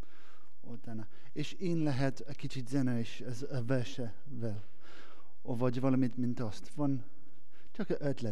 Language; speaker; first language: Hungarian; non-native, learner; English